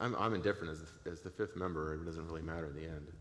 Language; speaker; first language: English; native; English